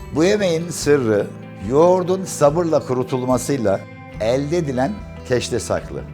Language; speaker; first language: Turkish; native; Turkish